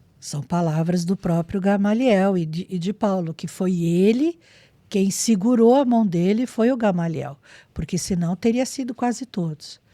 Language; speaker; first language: Portuguese; native; Portuguese